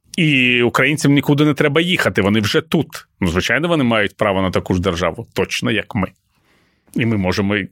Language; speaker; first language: Ukrainian; non-native, local second language; Russian